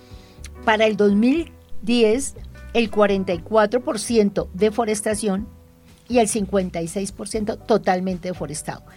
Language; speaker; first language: Spanish; native; Spanish